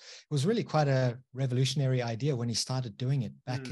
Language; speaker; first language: English; native; English